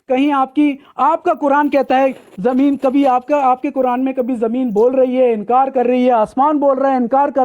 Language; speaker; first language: Urdu; native; Urdu